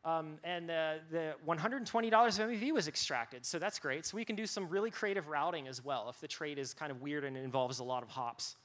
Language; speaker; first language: English; native; English